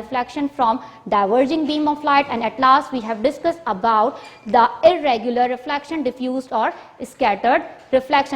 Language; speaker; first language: English; non-native, local second language; Urdu